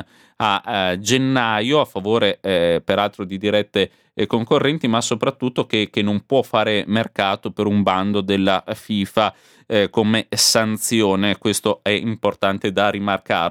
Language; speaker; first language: Italian; native; Italian